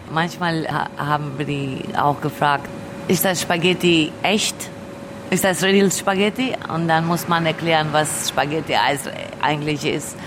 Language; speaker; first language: German; early bilingual, other home language; Albanian